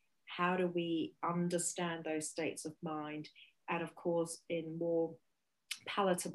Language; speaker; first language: English; non-native, local second language; Cantonese